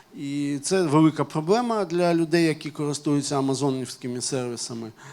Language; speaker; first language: Ukrainian; non-native, local second language; Russian